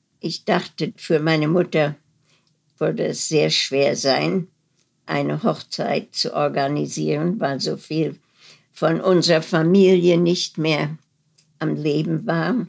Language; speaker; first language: German; early bilingual, heritage; German